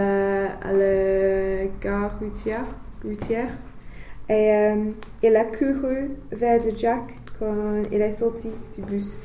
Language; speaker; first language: French; non-native, learner; English